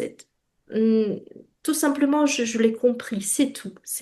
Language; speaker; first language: French; non-native, fluent; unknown